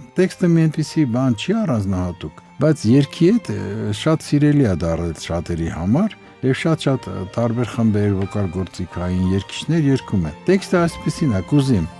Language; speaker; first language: Armenian; native; Armenian